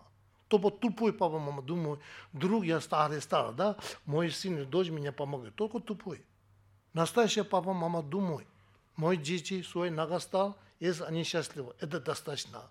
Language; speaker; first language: Russian; non-native, learner; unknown